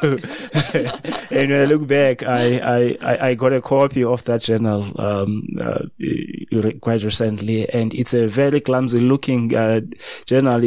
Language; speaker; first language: English; non-native, local second language; Xhosa